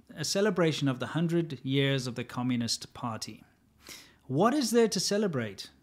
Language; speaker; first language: English; native; English